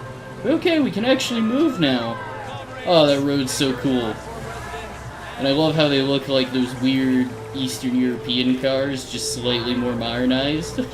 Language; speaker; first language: English; native; English